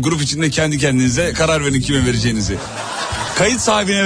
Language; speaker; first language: Turkish; native; Turkish